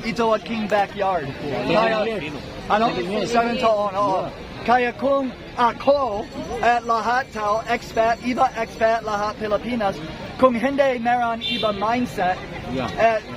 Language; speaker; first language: Filipino; non-native, learner; English